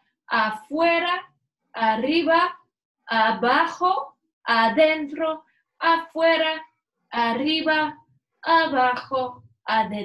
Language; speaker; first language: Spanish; non-native, learner; English